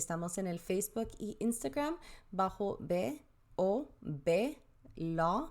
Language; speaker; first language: Spanish; early bilingual, heritage; Spanish